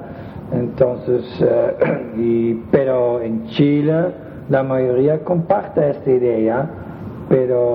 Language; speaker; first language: Spanish; non-native, fluent; Dutch